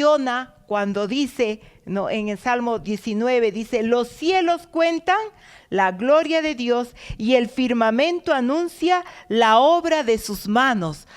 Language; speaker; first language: Spanish; native; Spanish